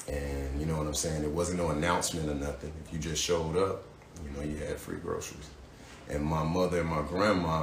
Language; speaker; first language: English; native; English